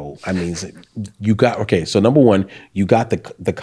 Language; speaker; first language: English; native; English